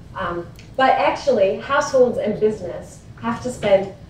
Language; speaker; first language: English; native; English